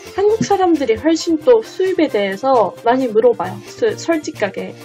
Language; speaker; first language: Korean; non-native, fluent; Japanese